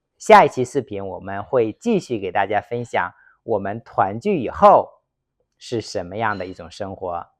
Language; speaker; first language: Chinese; native; Chinese